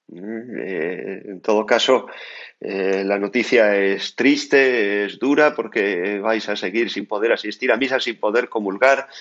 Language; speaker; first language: Spanish; native; Spanish